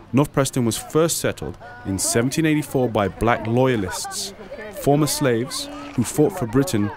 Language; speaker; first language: English; native; English